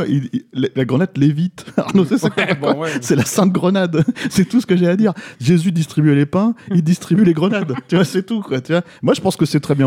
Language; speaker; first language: French; native; French